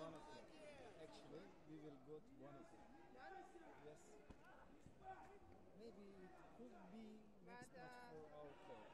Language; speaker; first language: English; non-native, learner; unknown